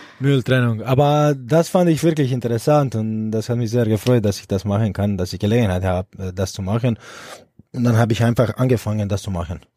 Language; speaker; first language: German; non-native, fluent; Croatian